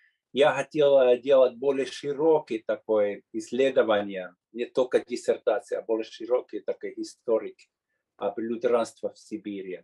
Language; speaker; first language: Russian; non-native, fluent; Finnish